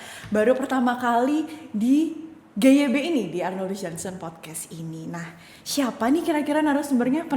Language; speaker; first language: Indonesian; native; Indonesian